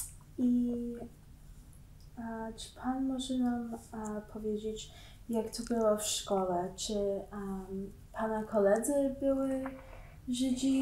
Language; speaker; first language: Polish; early bilingual, heritage; Polish